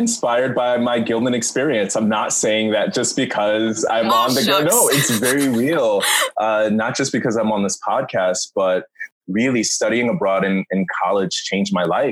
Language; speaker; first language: English; native; English